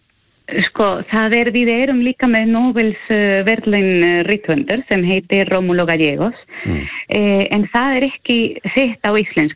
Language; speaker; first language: Icelandic; non-native, learner; Spanish